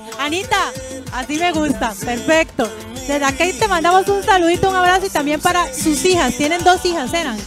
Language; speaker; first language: Spanish; native; Spanish